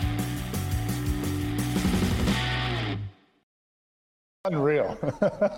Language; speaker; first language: English; non-native, fluent; French